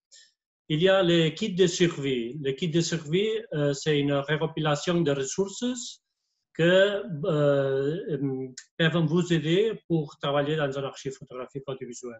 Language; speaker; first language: French; non-native, fluent; Spanish